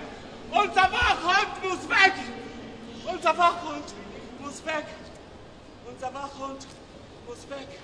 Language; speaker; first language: German; non-native, learner; Arabic